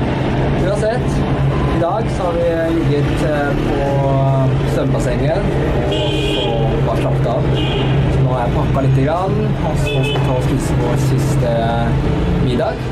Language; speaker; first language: Norwegian; native; Norwegian